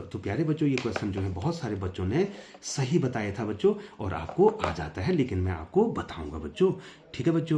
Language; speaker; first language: Hindi; native; Hindi